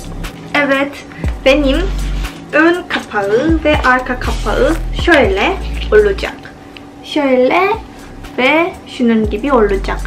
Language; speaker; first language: Turkish; non-native, fluent; Korean